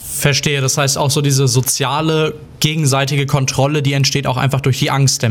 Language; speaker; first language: German; native; German